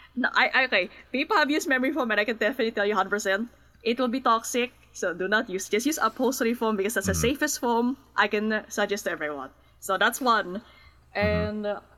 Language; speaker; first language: English; non-native, local second language; Filipino